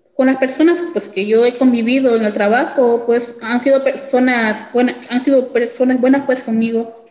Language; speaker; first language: Spanish; native; Spanish